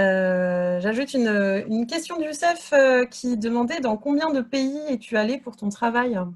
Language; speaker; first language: French; native; French